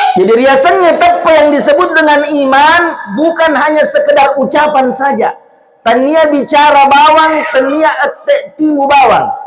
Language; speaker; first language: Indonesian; non-native, local second language; Buginese